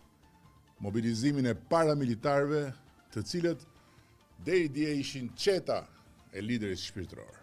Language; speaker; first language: Albanian; native; Albanian